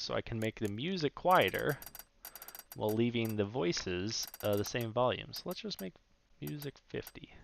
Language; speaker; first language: English; native; English